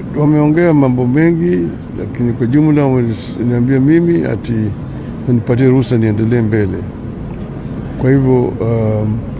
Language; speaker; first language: Swahili; non-native, local second language; Luo (Kenya and Tanzania)